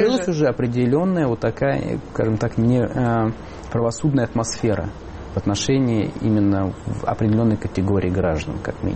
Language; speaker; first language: Russian; native; Russian